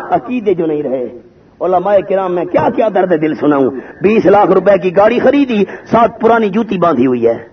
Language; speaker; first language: Urdu; native; Urdu